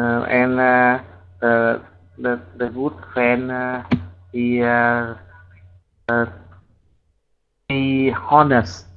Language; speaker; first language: English; non-native, learner; Vietnamese